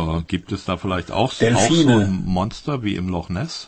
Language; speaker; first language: German; native; German